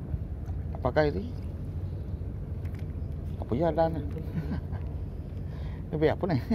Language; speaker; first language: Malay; non-native, local second language; Balinese